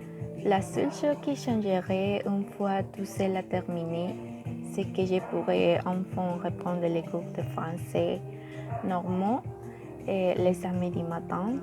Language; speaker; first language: French; non-native, learner; Spanish